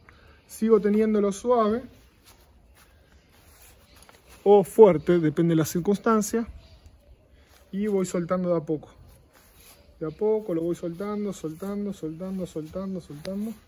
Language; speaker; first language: Spanish; native; Spanish